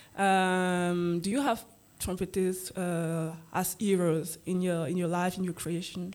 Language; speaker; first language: English; non-native, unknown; French